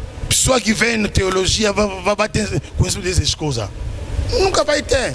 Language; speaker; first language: Portuguese; non-native, learner; Lingala